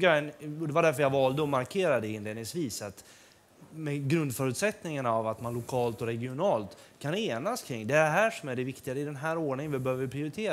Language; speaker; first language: Swedish; native; Swedish